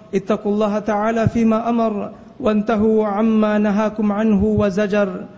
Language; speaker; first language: Arabic; non-native, fluent; Malay